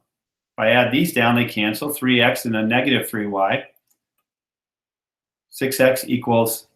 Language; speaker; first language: English; native; English